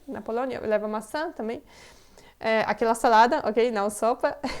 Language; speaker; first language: Portuguese; non-native, fluent; Polish